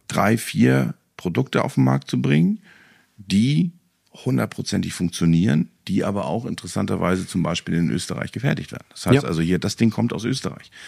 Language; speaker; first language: German; native; German